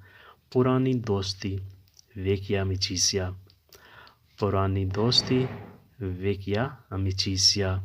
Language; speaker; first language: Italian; non-native, learner; Urdu